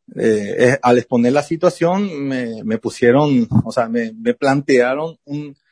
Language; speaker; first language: Spanish; native; Spanish